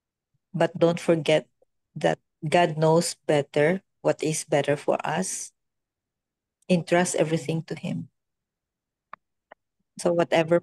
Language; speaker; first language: English; non-native, local second language; Filipino